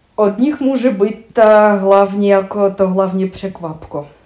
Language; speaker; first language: Czech; non-native, learner; Russian